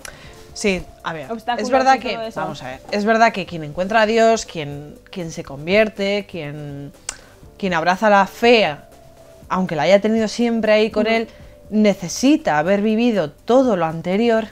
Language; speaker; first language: Spanish; native; Spanish